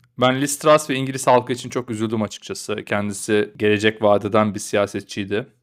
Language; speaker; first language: Turkish; native; Turkish